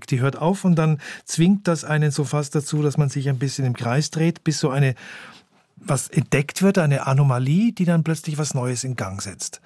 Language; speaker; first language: German; native; German